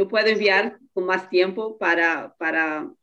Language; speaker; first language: Spanish; non-native, learner; Portuguese